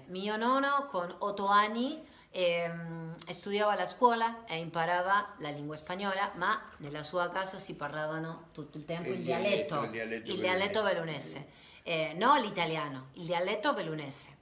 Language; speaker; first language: Italian; non-native, learner; Spanish